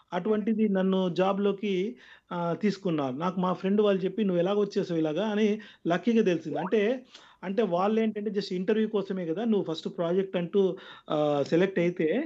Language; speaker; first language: Telugu; native; Telugu